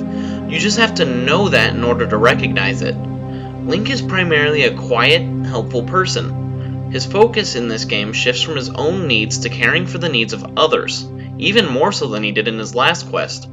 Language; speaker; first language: English; native; English